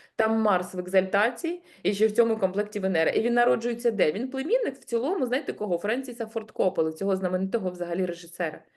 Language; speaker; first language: Ukrainian; non-native, local second language; Russian